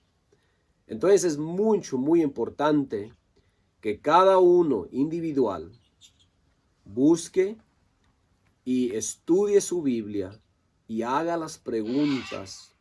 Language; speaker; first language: Spanish; non-native, local second language; Low German